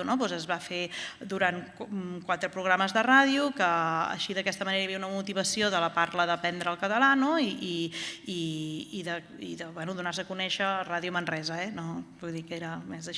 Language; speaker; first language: Catalan; native; Catalan